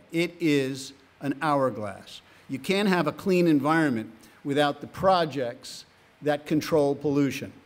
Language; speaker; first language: English; native; English